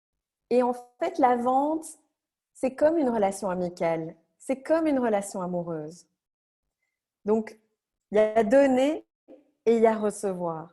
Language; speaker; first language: French; native; French